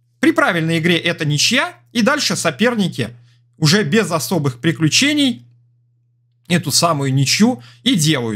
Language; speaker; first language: Russian; native; Russian